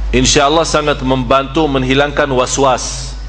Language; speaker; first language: Indonesian; non-native, fluent; Arabic